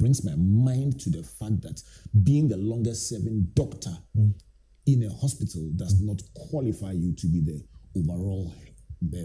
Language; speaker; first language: English; non-native, local second language; Akan